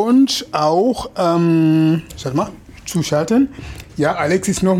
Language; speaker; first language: German; non-native, fluent; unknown